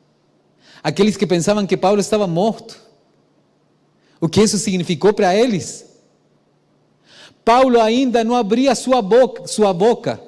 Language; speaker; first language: Portuguese; non-native, fluent; Spanish